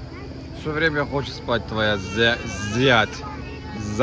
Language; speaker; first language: Russian; non-native, learner; Turkish